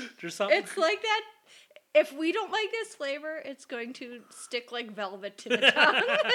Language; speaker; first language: English; native; English